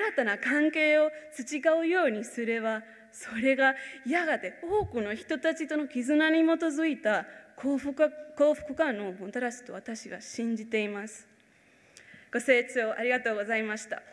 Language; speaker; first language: Japanese; non-native, fluent; Spanish